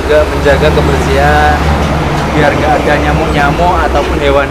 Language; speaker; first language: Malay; non-native, local second language; Javanese